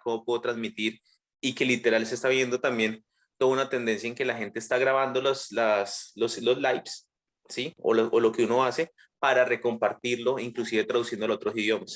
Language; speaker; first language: Spanish; native; Spanish